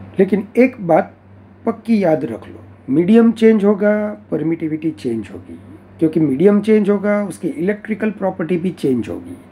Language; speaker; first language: Hindi; non-native, local second language; Gujarati